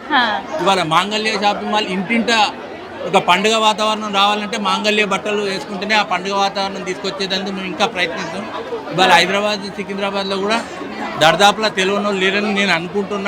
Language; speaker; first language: Telugu; native; Telugu